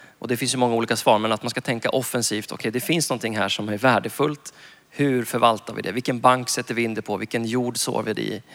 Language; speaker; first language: Swedish; native; Swedish